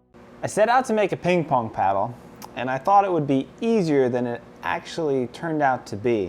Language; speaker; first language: English; native; English